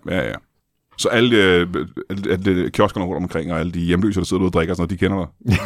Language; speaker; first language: Danish; native; Danish